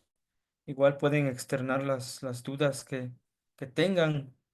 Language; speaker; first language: Spanish; native; Spanish